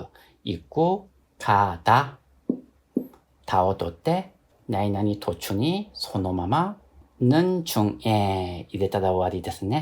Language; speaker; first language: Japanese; non-native, fluent; Korean